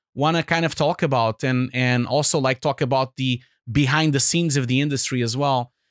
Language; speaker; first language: English; non-native, fluent; Portuguese